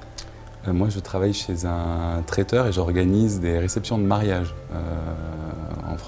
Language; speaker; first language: French; native; French